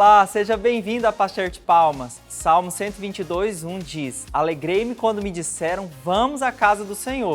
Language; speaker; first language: Portuguese; native; Portuguese